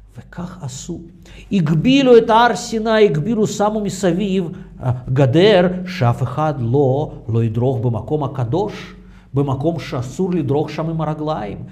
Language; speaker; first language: Hebrew; non-native, fluent; Russian